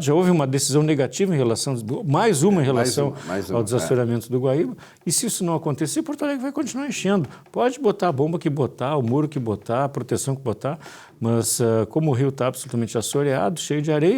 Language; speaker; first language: Portuguese; native; Portuguese